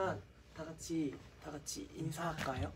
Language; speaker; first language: Korean; native; Korean